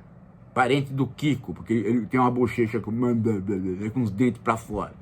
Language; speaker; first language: Portuguese; native; Portuguese